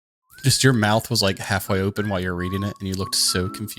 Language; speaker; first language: English; native; English